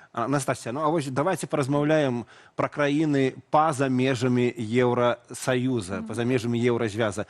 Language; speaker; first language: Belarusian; non-native, local second language; Russian